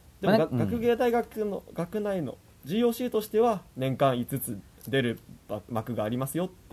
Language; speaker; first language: Japanese; native; Japanese